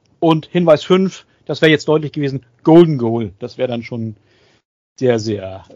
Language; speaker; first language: German; native; German